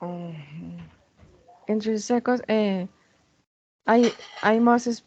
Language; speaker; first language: English; non-native, learner; Spanish